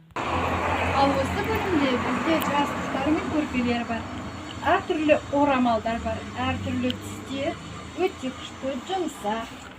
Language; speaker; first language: Kazakh; non-native, local second language; Russian